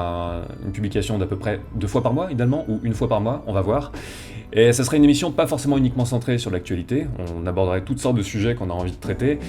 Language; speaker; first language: French; native; French